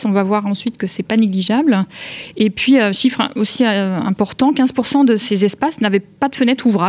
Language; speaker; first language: French; native; French